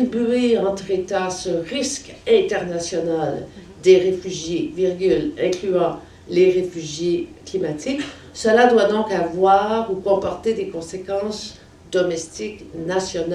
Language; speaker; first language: French; native; French